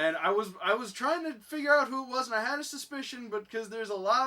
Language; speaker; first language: English; native; English